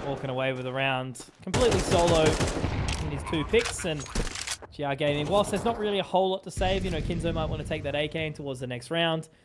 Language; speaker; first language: English; native; English